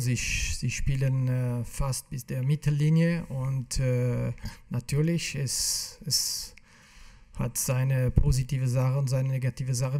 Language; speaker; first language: German; non-native, local second language; French